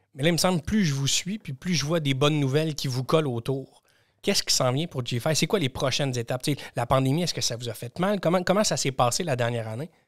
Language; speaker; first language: French; native; French